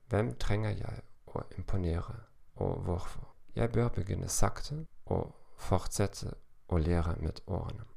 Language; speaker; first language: Norwegian; non-native, learner; German